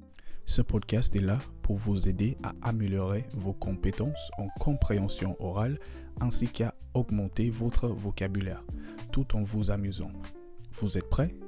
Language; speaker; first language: French; non-native, fluent; English